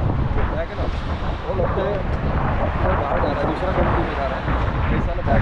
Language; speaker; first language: Hindi; non-native, learner; Nepali